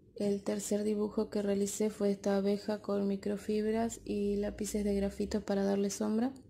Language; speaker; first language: Spanish; native; Spanish